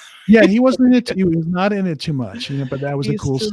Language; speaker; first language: English; native; English